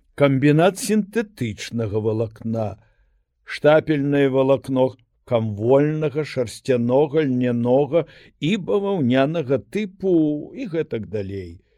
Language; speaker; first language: Belarusian; native; Belarusian